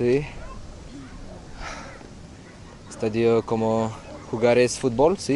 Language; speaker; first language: Spanish; non-native, learner; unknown